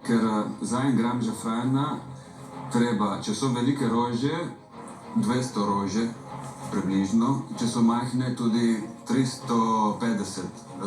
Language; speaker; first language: Slovenian; non-native, learner; Italian